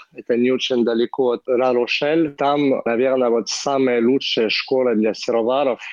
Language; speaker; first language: Russian; non-native, fluent; French